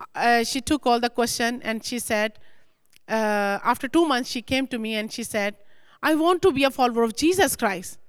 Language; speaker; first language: English; non-native, local second language; Punjabi